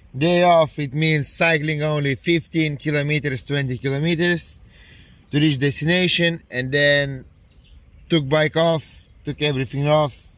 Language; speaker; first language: English; non-native, learner; Lithuanian